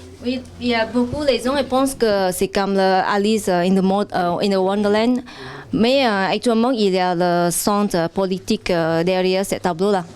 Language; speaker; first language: French; non-native, fluent; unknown